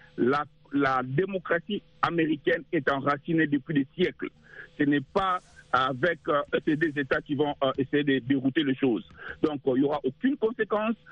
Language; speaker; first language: French; non-native, local second language; Lingala